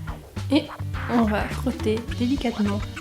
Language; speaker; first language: French; native; French